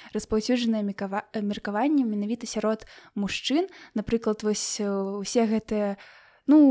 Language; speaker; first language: Belarusian; native; Belarusian